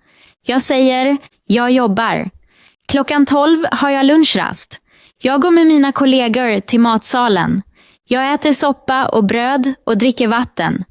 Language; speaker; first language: Swedish; non-native, fluent; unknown